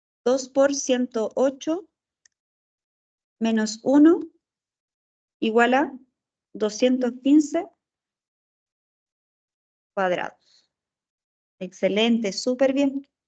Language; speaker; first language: Spanish; native; Spanish